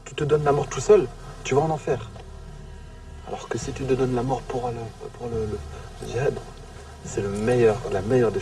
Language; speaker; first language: French; native; French